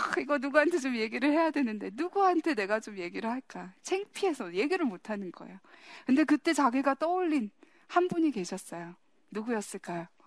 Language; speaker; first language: Korean; early bilingual, heritage; Korean